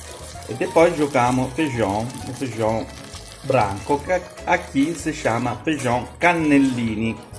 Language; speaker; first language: Portuguese; non-native, fluent; Italian